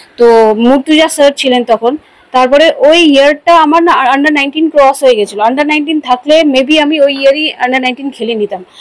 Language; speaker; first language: Bangla; non-native, local second language; Hindi